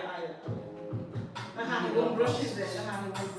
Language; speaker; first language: Dutch; non-native, learner; English